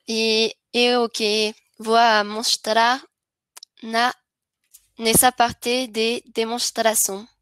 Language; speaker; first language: Spanish; non-native, learner; French